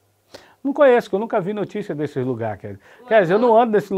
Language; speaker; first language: Portuguese; native; Portuguese